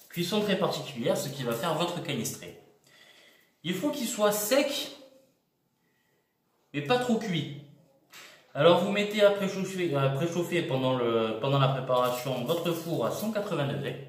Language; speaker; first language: French; native; French